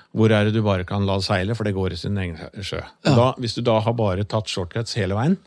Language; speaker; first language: Norwegian; native; Norwegian